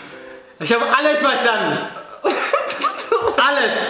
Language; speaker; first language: German; non-native, learner; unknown